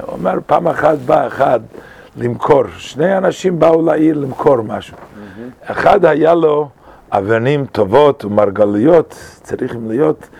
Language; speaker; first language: Hebrew; non-native, fluent; English